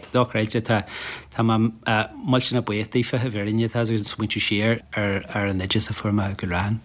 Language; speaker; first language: Irish; non-native, local second language; English